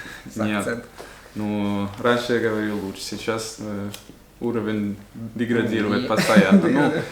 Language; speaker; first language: Russian; non-native, fluent; Italian